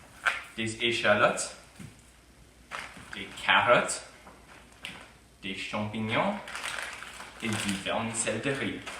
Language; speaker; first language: French; non-native, fluent; English